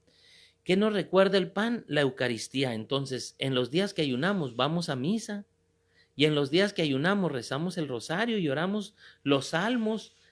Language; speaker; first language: Spanish; native; Spanish